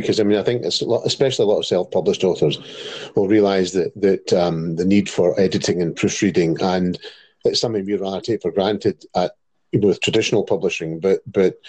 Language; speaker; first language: English; native; English